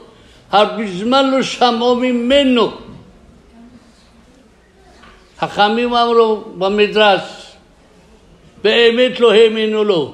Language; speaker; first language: Hebrew; non-native, fluent; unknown